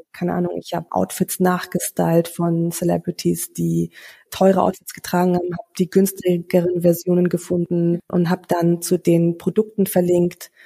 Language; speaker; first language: German; early bilingual, other home language; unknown